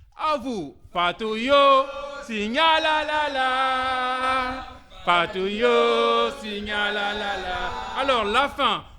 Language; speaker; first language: French; non-native, local second language; Wolof